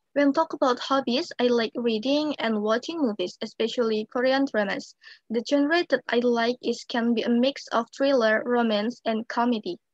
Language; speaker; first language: English; non-native, learner; Indonesian